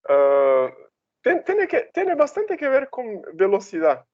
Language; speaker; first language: Spanish; non-native, fluent; Portuguese